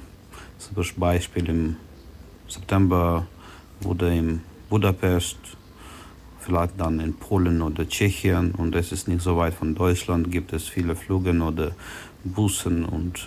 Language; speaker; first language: German; non-native, learner; Ukrainian